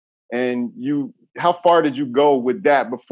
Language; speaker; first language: English; native; English